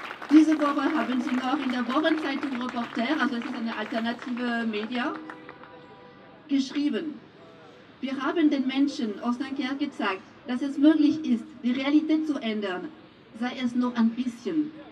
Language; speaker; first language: German; non-native, fluent; French